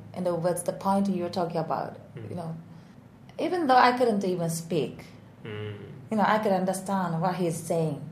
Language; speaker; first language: English; non-native, learner; Japanese